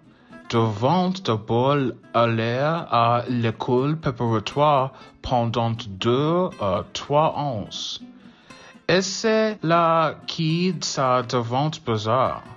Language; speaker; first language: French; non-native, learner; English